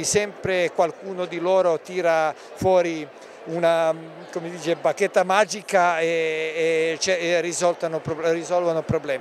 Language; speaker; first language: Italian; non-native, fluent; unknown